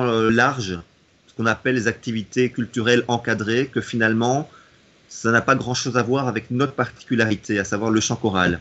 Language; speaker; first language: French; native; French